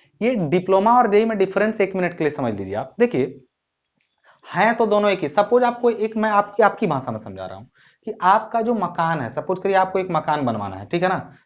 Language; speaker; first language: Hindi; native; Hindi